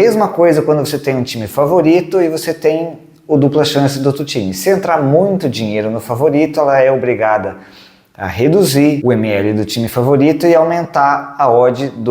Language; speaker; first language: Portuguese; native; Portuguese